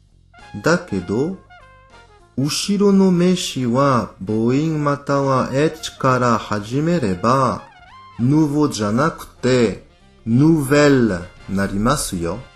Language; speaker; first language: Japanese; non-native, fluent; French